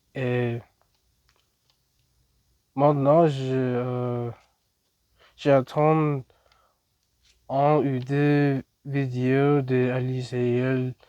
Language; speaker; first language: French; non-native, learner; English